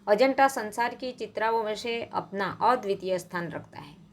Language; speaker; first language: Hindi; non-native, local second language; Gujarati